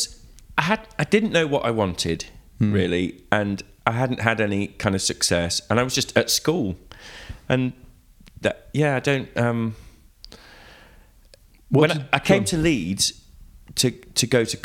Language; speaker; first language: English; native; English